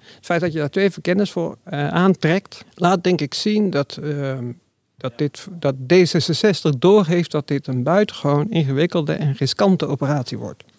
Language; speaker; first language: Dutch; native; Dutch